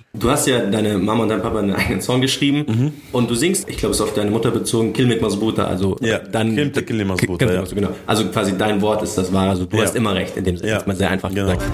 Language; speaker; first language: German; native; German